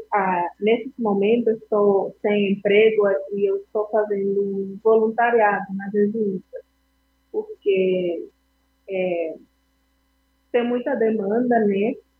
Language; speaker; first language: Portuguese; non-native, fluent; Spanish